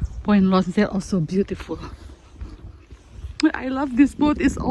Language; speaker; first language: English; non-native, learner; Indonesian